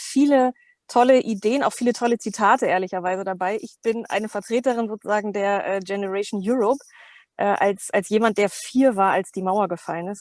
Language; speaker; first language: German; native; German